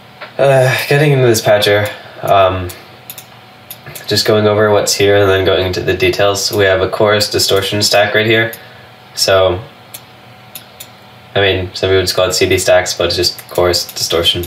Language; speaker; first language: English; native; English